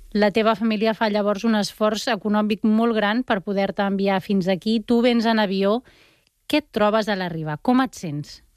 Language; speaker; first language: Catalan; native; Catalan